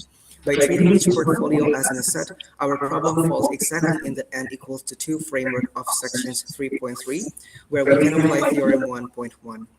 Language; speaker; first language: English; non-native, fluent; Indonesian